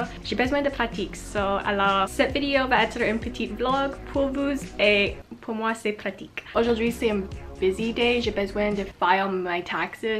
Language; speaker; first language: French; non-native, local second language; English